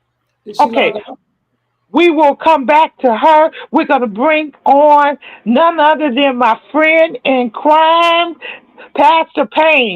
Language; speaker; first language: English; native; English